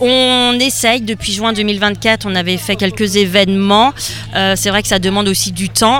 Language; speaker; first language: French; native; French